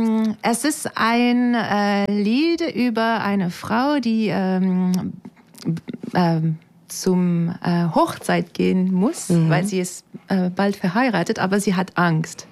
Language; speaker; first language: German; non-native, fluent; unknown